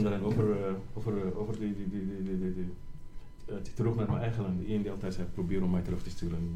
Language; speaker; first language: Dutch; non-native, learner; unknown